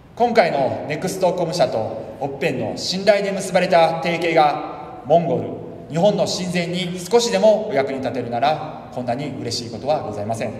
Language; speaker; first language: Japanese; native; Japanese